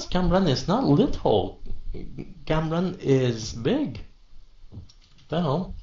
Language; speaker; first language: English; non-native, fluent; Vietnamese